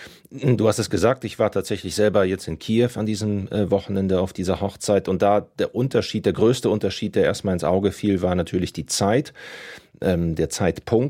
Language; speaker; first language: German; native; German